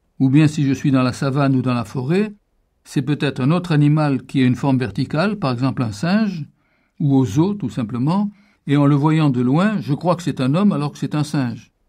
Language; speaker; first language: French; native; French